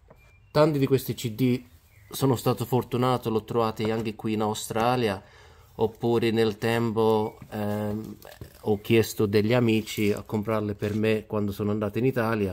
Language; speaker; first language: Italian; early bilingual, heritage; Italian